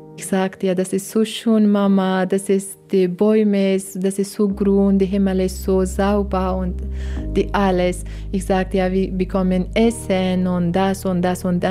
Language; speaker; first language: German; non-native, learner; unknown